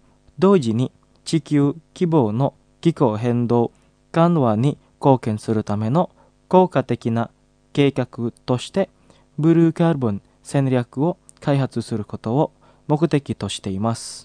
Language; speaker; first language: Japanese; non-native, fluent; Indonesian